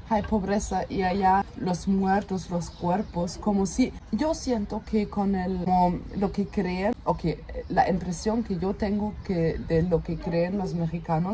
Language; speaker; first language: Spanish; non-native, fluent; German